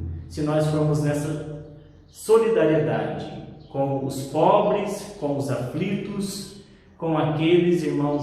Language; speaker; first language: Portuguese; native; Portuguese